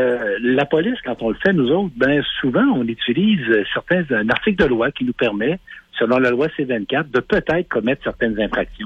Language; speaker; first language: French; native; French